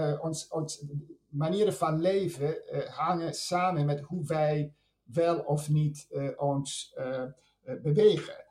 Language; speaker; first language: Dutch; non-native, fluent; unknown